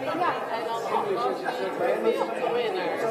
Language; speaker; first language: Dutch; native; Dutch